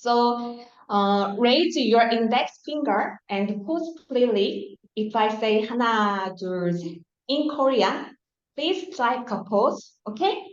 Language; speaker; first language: English; non-native, learner; Korean